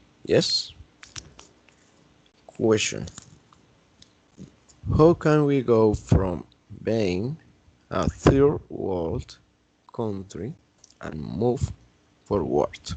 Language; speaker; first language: English; non-native, learner; Spanish